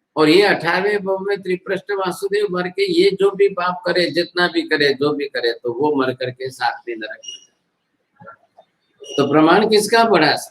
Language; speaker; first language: Hindi; non-native, local second language; Gujarati